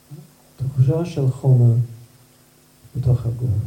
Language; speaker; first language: Hebrew; non-native, fluent; English